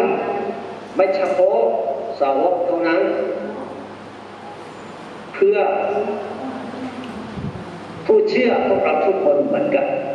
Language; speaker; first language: Thai; non-native, fluent; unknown